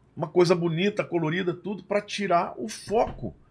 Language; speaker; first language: Portuguese; non-native, fluent; Italian